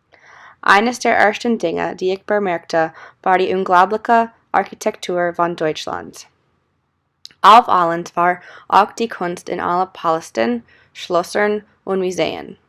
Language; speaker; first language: German; non-native, learner; English